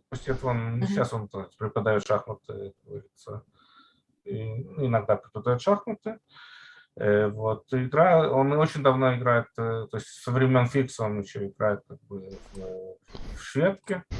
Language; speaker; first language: Russian; native; Russian